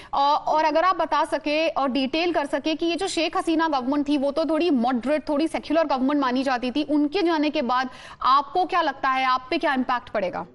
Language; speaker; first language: Hindi; native; Hindi